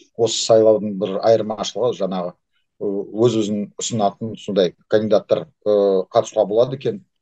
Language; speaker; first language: Kazakh; non-native, local second language; Russian